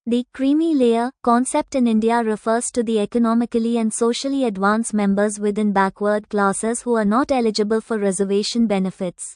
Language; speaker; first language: English; non-native, local second language; Tamil